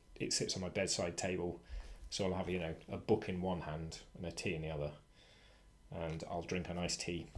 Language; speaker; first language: English; native; English